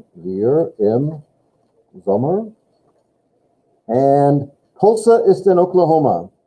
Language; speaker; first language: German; non-native, fluent; English